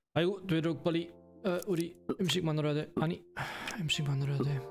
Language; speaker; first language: Korean; non-native, learner; German